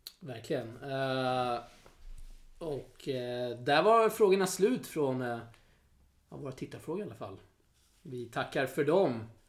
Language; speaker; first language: Swedish; native; Swedish